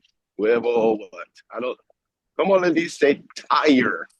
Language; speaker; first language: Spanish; non-native, learner; English